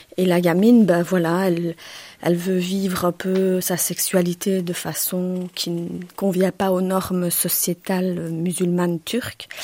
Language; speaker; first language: French; early bilingual, other home language; Turkish